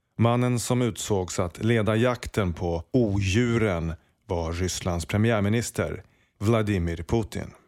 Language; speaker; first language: Swedish; native; Swedish